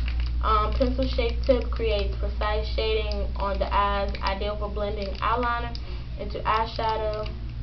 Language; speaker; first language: English; native; English